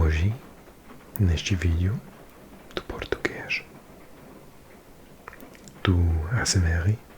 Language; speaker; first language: Portuguese; non-native, learner; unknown